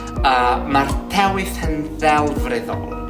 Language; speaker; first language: Welsh; non-native, learner; Portuguese